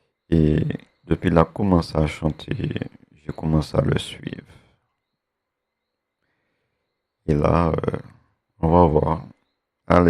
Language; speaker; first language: French; native; French